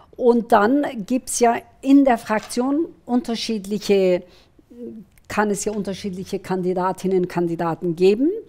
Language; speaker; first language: German; early bilingual, other home language; Kurdish